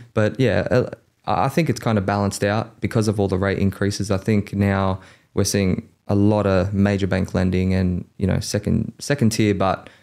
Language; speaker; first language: English; native; English